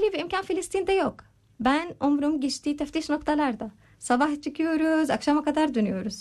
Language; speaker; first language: Turkish; non-native, learner; Arabic